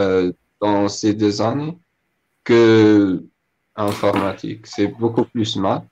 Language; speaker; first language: French; non-native, local second language; Arabic